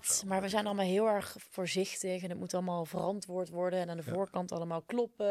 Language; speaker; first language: Dutch; native; Dutch